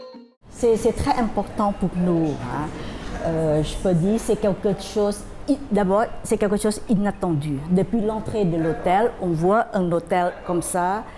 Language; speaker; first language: French; non-native, fluent; Thai